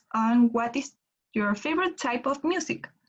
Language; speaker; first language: English; non-native, learner; Spanish